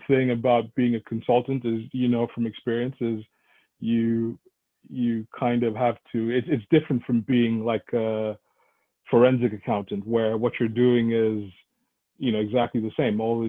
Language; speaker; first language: English; non-native, local second language; Yoruba